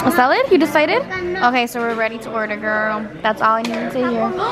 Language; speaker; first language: English; early bilingual, other home language; Spanish